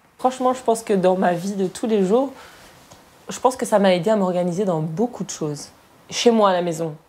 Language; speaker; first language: French; early bilingual, other home language; Arabic